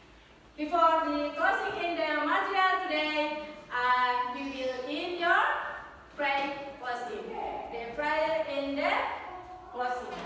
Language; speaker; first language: English; non-native, learner; Indonesian